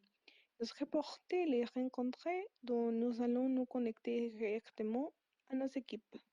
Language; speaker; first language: French; non-native, learner; Spanish